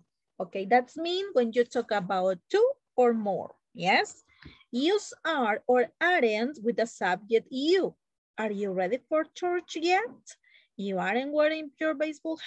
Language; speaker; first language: English; non-native, learner; Spanish